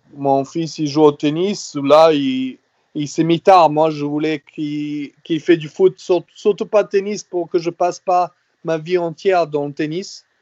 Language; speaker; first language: French; non-native, fluent; Serbian